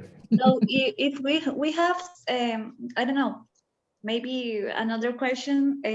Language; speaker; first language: English; non-native, learner; Spanish